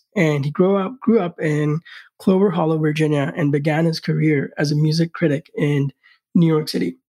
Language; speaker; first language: English; non-native, local second language; Hindi